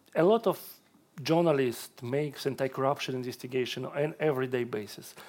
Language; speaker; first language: English; non-native, fluent; Russian